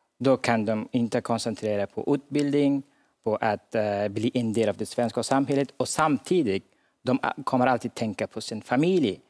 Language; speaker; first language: Swedish; non-native, fluent; Hazaragi